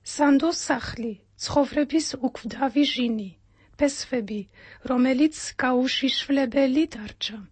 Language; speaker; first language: Georgian; non-native, fluent; Dutch